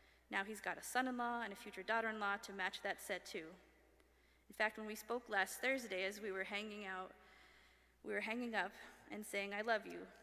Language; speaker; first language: English; early bilingual, other home language; French